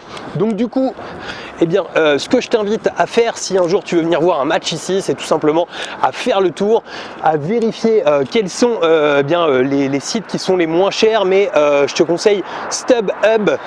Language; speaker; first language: French; native; French